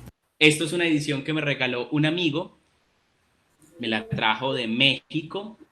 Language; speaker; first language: Spanish; native; Spanish